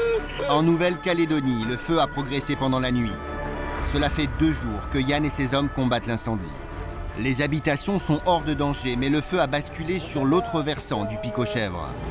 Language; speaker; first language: French; native; French